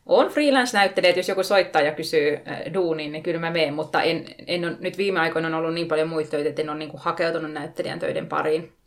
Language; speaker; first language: Finnish; non-native, local second language; Tatar